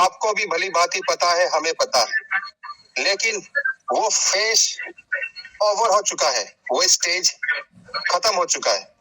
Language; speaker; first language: Hindi; native; Hindi